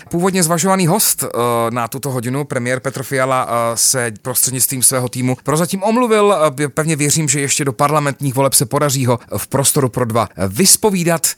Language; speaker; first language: Czech; native; Czech